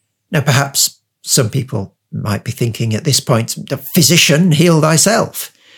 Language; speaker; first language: English; native; English